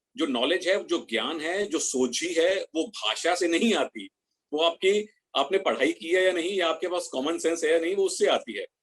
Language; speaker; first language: Hindi; native; Hindi